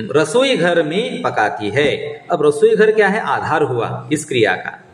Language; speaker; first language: Hindi; non-native, local second language; Marathi